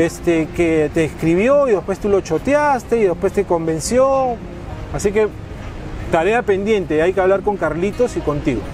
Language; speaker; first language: Spanish; native; Spanish